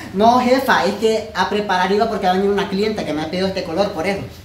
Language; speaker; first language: Spanish; native; Spanish